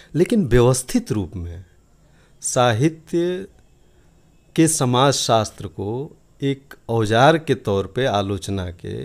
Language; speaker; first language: Hindi; native; Hindi